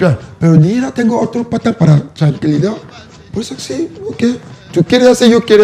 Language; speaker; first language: Spanish; non-native, learner; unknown